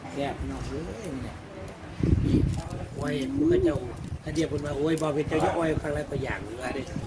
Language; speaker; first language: Thai; native; Thai